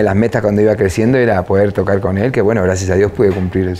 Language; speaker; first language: Spanish; native; Spanish